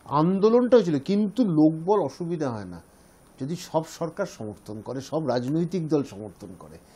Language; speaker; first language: Bangla; native; Bangla